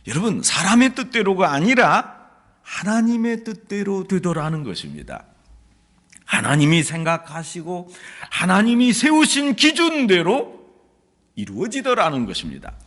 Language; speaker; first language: Korean; native; Korean